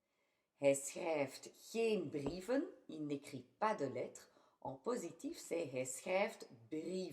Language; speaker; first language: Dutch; non-native, local second language; French